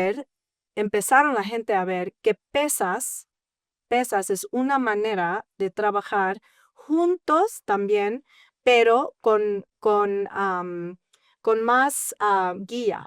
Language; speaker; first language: Spanish; early bilingual, heritage; English